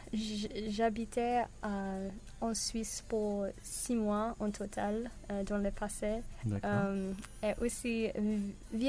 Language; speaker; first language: French; non-native, learner; English